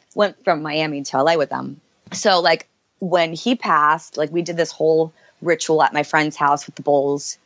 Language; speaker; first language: English; native; English